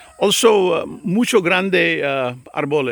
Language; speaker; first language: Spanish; non-native, learner; English